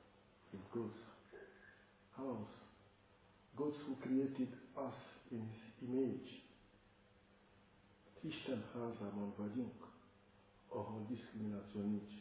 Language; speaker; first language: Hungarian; non-native, fluent; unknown